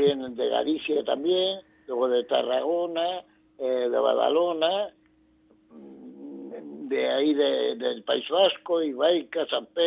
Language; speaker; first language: Spanish; native; Spanish